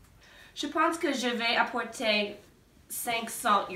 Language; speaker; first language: French; non-native, learner; English